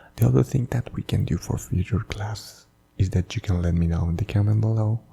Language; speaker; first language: English; non-native, fluent; Spanish